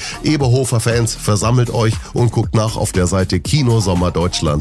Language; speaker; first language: German; native; German